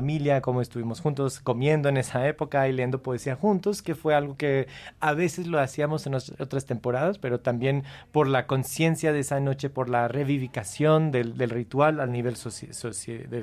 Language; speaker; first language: Spanish; non-native, fluent; English